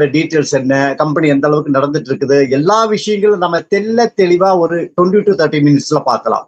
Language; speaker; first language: Tamil; native; Tamil